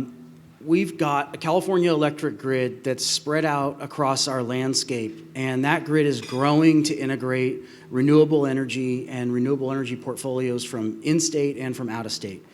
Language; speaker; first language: English; native; English